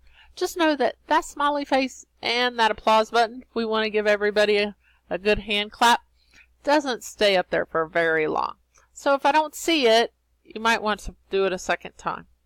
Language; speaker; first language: English; native; English